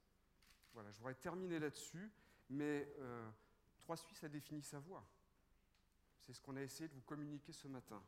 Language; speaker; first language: French; native; French